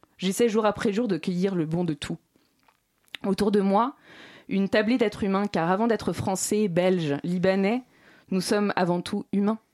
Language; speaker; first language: French; non-native, fluent; Russian